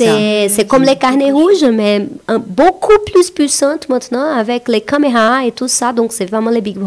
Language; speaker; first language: French; non-native, fluent; Portuguese